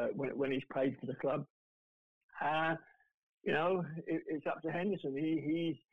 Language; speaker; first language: English; native; English